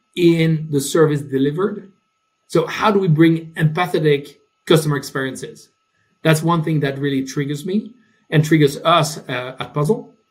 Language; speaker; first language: English; non-native, fluent; French